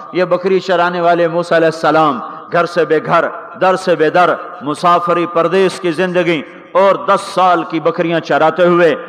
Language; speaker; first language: Urdu; non-native, local second language; Punjabi